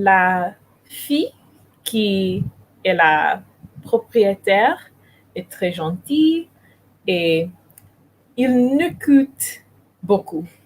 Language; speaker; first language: French; non-native, learner; English